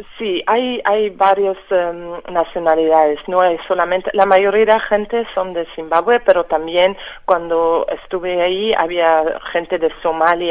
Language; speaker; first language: Spanish; non-native, fluent; French